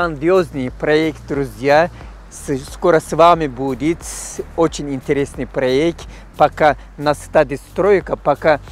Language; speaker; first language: Russian; non-native, fluent; Turkish